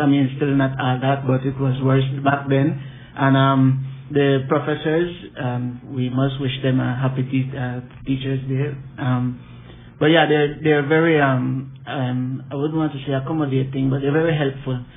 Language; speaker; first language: English; native; English